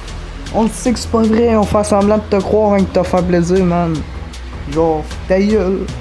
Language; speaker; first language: French; native; French